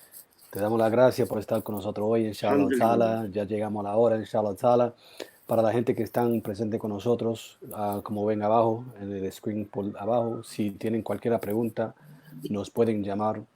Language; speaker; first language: Spanish; early bilingual, heritage; Spanish